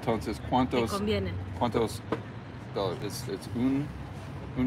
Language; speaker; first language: Spanish; non-native, learner; English